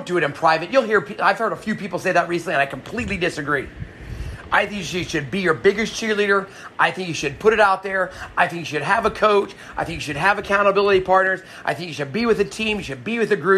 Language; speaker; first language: English; native; English